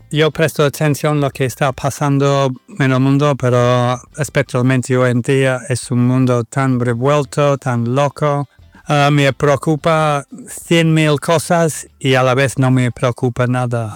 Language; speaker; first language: Spanish; non-native, fluent; English